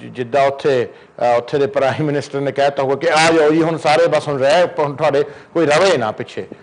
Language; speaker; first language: Punjabi; early bilingual, heritage; Punjabi